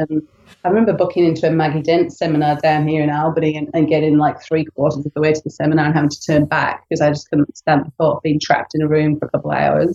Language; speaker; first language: English; native; English